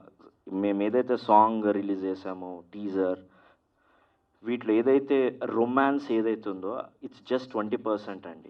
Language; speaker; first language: Telugu; native; Telugu